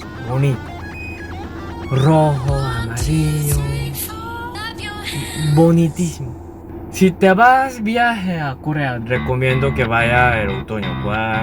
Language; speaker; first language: Spanish; non-native, learner; Korean